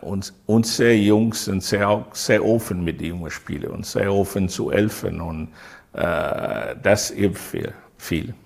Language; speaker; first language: German; non-native, learner; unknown